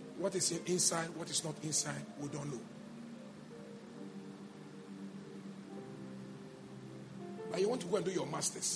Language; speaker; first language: English; non-native, local second language; Akan